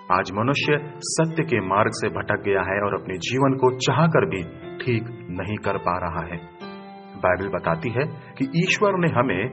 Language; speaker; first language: Hindi; native; Hindi